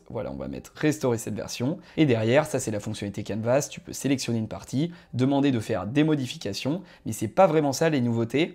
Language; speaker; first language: French; native; French